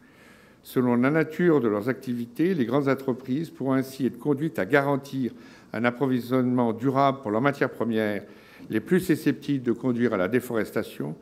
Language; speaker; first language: French; native; French